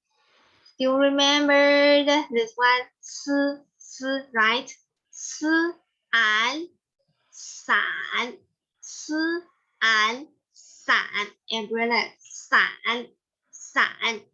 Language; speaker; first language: English; non-native, learner; Chinese